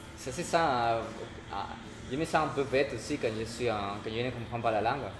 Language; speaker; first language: French; non-native, learner; Spanish